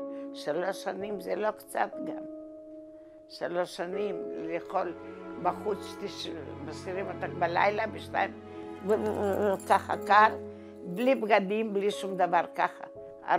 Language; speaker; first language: Hebrew; non-native, learner; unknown